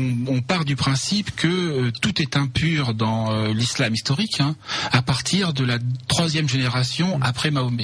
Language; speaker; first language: French; native; French